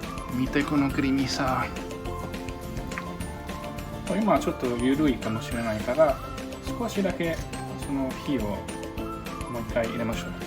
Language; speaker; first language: Japanese; non-native, fluent; Italian